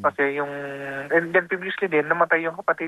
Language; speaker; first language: Filipino; non-native, local second language; Cebuano